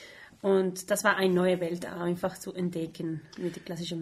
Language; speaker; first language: German; non-native, fluent; Spanish